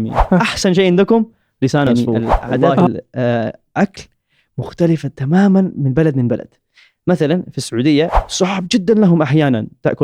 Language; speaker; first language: Arabic; non-native, learner; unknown